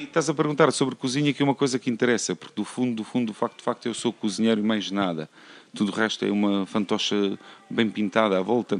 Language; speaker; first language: Portuguese; non-native, fluent; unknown